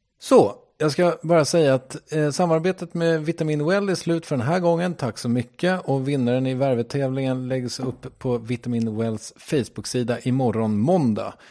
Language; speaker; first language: Swedish; native; Swedish